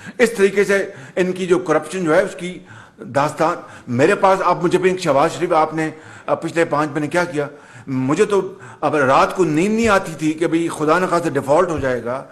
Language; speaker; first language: Urdu; non-native, local second language; Punjabi